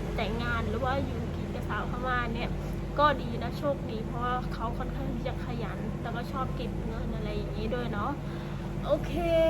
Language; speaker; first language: Thai; non-native, fluent; Burmese